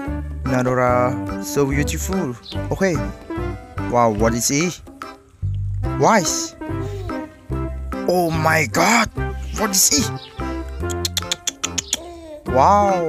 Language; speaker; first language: English; non-native, learner; Khmer